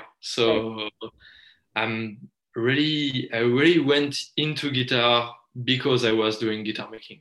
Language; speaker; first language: English; non-native, fluent; French